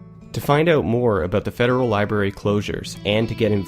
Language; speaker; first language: English; native; English